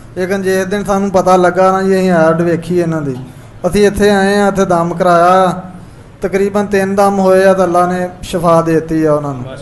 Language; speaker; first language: Punjabi; native; Punjabi